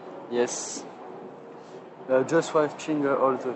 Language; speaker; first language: English; non-native, learner; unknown